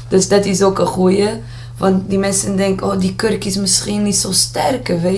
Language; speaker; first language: Dutch; non-native, learner; Portuguese